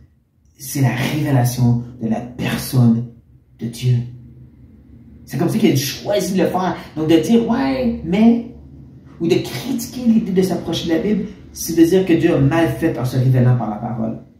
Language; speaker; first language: French; native; French